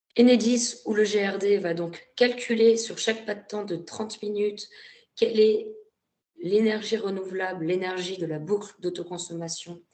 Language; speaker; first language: French; native; French